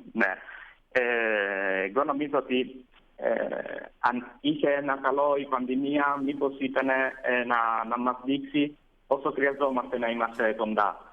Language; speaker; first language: Greek; non-native, fluent; Italian